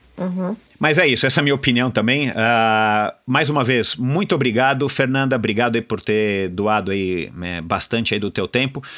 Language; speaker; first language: Portuguese; native; Portuguese